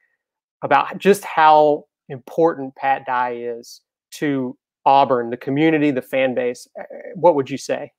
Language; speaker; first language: English; native; English